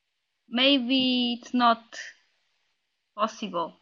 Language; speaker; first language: English; non-native, learner; Portuguese